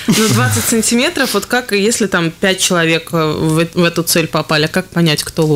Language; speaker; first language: Russian; native; Russian